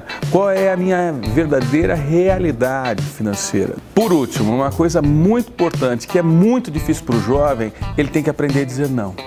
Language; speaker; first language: Portuguese; native; Portuguese